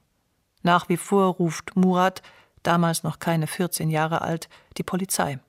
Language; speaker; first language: German; native; German